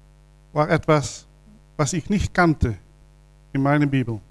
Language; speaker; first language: German; non-native, learner; Dutch